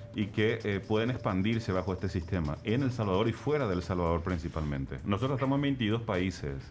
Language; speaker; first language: Spanish; native; Spanish